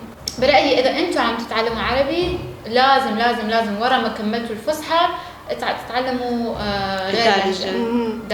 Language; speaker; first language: Arabic; non-native, fluent; Persian